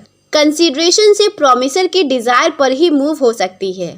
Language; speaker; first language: Hindi; native; Hindi